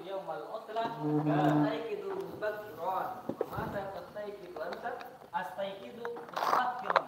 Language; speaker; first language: Arabic; non-native, learner; Indonesian